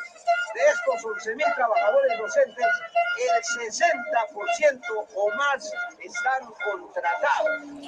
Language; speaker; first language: Spanish; native; Spanish